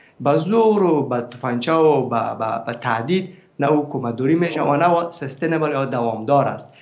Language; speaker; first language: Persian; native; Persian